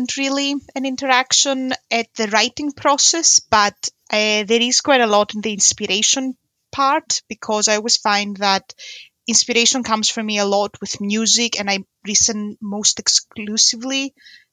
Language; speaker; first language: English; non-native, fluent; Greek